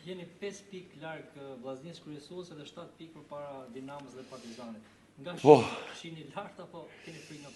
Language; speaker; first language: Albanian; native; Albanian